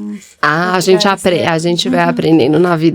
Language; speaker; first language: Portuguese; native; Portuguese